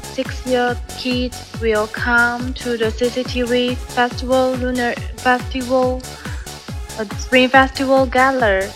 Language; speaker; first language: English; non-native, learner; Chinese